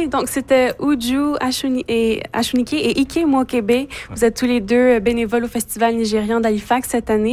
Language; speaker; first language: French; native; French